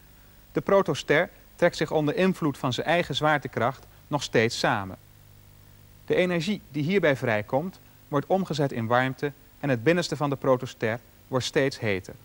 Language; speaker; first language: Dutch; native; Dutch